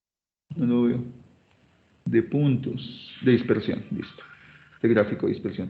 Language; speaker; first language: Spanish; native; Spanish